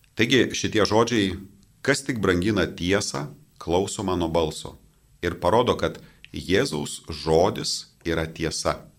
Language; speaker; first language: Lithuanian; non-native, local second language; Polish